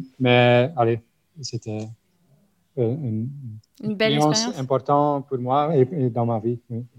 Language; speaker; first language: French; non-native, local second language; Dutch